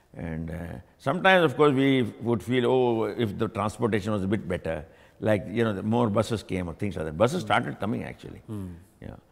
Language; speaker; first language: English; non-native, local second language; Tamil